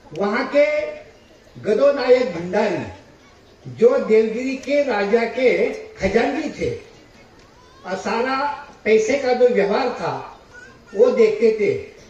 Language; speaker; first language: Hindi; non-native, local second language; Marathi